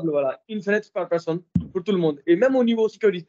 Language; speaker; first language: French; non-native, fluent; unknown